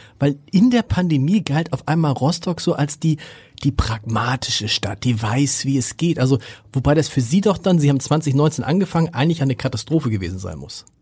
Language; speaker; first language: German; native; German